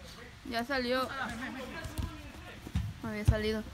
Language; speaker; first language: Spanish; early bilingual, heritage; Spanish